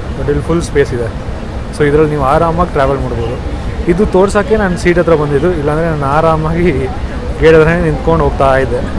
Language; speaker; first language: Kannada; non-native, local second language; Hindi